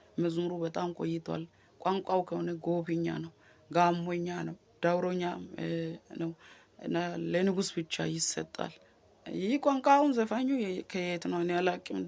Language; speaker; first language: Amharic; non-native, local second language; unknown